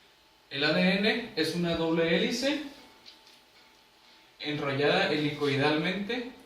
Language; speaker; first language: Spanish; native; Spanish